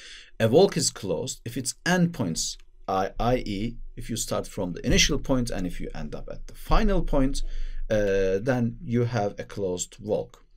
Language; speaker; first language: English; non-native, fluent; Turkish